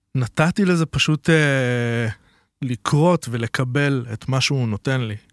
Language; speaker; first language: Hebrew; native; Hebrew